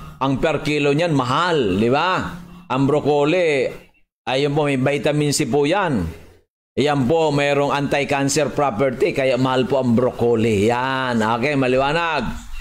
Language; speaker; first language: Filipino; non-native, local second language; Bikol